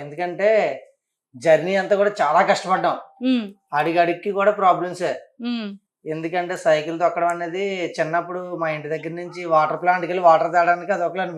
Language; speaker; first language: Telugu; native; Telugu